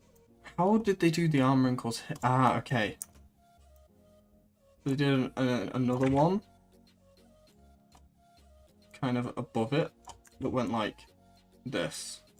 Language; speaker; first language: English; native; English